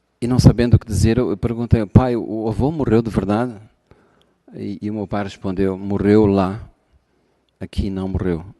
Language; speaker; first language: Portuguese; native; Portuguese